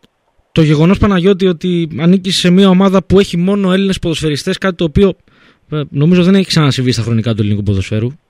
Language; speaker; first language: Greek; native; Greek